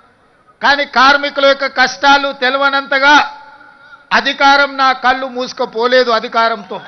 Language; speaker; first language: Telugu; native; Telugu